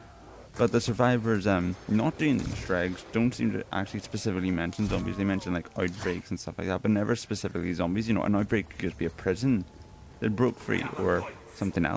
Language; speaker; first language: English; native; English